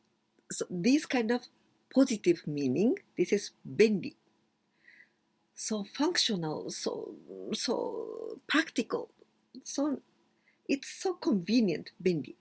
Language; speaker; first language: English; non-native, fluent; Japanese